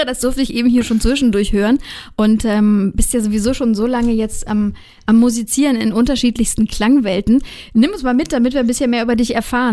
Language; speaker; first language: German; native; German